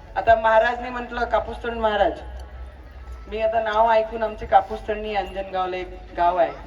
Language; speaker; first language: Marathi; non-native, local second language; Punjabi